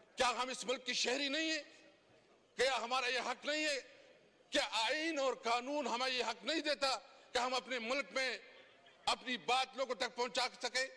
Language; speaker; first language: Urdu; non-native, local second language; Pashto